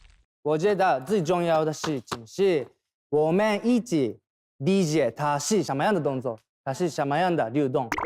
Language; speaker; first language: Chinese; non-native, fluent; Korean